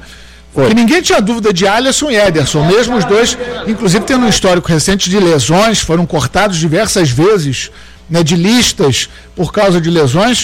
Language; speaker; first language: Portuguese; native; Portuguese